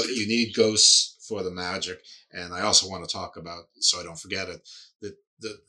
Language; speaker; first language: English; native; English